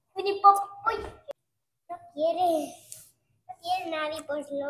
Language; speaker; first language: Spanish; early bilingual, other home language; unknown